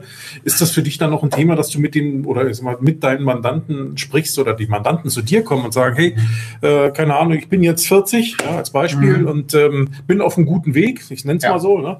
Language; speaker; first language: German; native; German